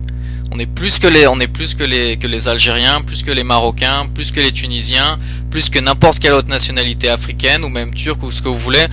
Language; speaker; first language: French; early bilingual, other home language; Portuguese